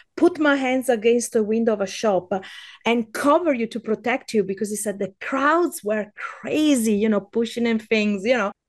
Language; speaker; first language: English; non-native, fluent; Italian